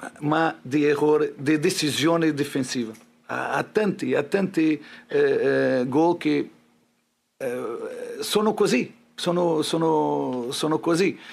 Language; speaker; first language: Italian; non-native, learner; Portuguese